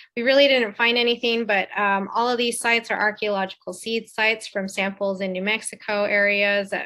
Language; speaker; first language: English; native; English